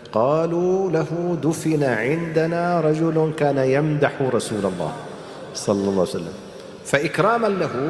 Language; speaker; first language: Arabic; native; Arabic